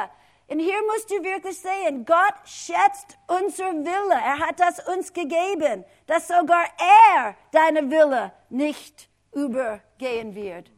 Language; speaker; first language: German; non-native, fluent; English